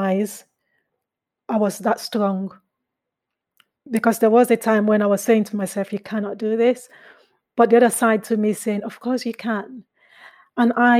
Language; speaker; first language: English; non-native, local second language; Krio